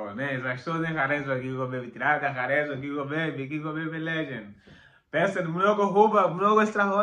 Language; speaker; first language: Bulgarian; non-native, learner; Macedonian